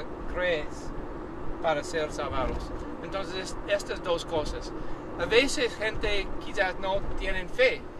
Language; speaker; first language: Spanish; non-native, learner; English